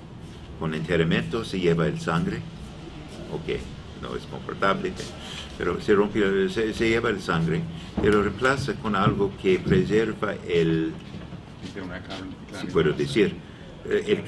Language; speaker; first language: Spanish; non-native, learner; English